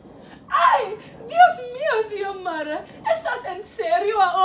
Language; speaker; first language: Spanish; non-native, learner; English